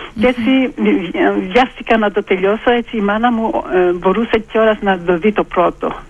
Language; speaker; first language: Greek; early bilingual, heritage; Greek